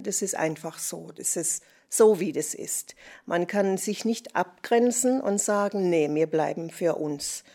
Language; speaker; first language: German; non-native, fluent; English